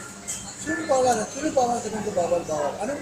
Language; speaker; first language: Filipino; non-native, learner; Persian